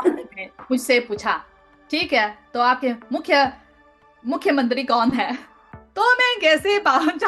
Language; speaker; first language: Hindi; non-native, learner; Chinese